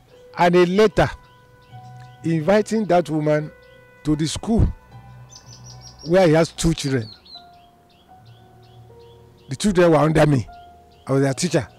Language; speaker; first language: English; non-native, local second language; Yoruba